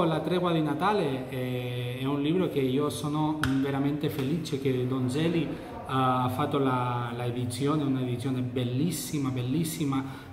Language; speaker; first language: Italian; non-native, fluent; Catalan